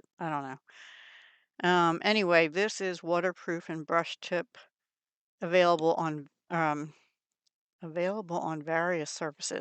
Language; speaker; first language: English; native; English